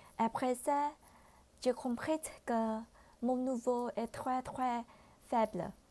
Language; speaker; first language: French; non-native, learner; Vietnamese